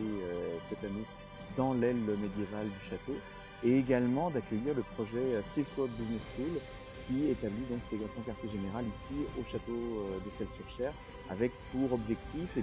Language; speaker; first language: French; native; French